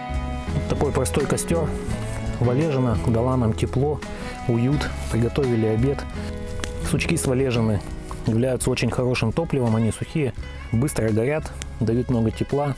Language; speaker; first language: Russian; native; Russian